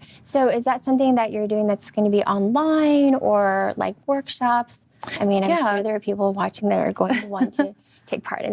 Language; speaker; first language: English; native; English